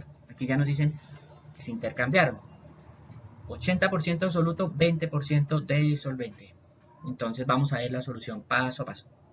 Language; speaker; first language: Spanish; native; Spanish